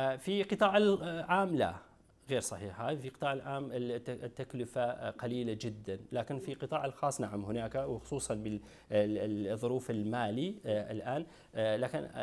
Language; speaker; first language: Arabic; non-native, local second language; Kurdish